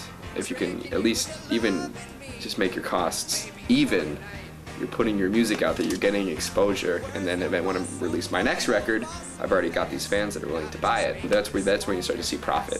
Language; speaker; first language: English; native; English